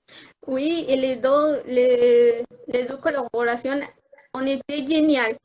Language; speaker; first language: French; non-native, learner; Spanish